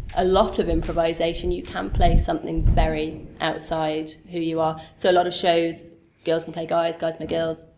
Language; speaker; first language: English; native; English